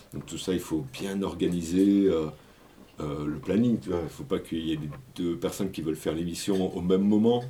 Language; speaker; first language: French; native; French